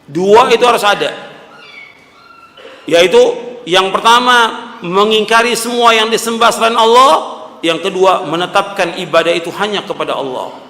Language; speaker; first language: Indonesian; native; Indonesian